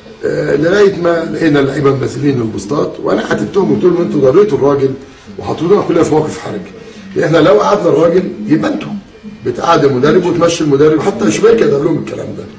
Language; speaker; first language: Arabic; native; Arabic